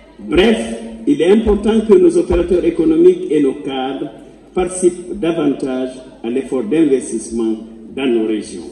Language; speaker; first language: French; non-native, local second language; Fula